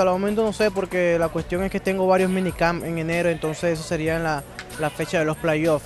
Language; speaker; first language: Spanish; native; Spanish